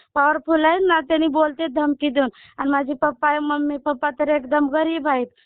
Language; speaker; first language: Marathi; native; Marathi